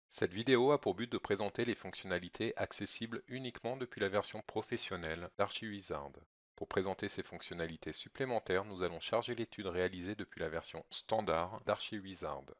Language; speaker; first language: French; native; French